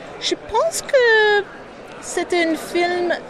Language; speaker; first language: French; non-native, learner; English